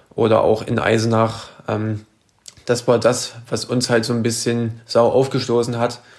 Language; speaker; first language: German; native; German